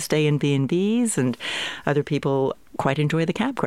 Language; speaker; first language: English; native; English